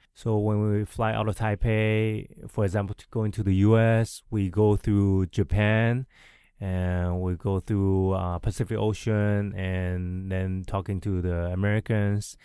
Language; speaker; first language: English; early bilingual, other home language; Chinese